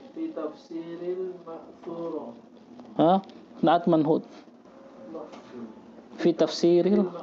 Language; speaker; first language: Arabic; non-native, fluent; Indonesian